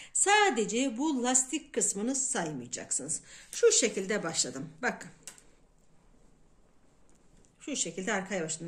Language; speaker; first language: Turkish; native; Turkish